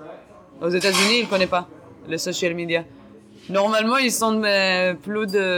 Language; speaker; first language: French; non-native, learner; Hebrew